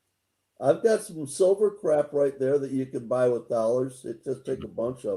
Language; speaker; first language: English; native; English